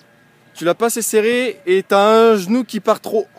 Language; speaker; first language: French; native; French